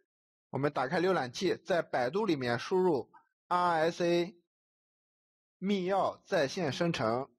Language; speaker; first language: Chinese; native; Chinese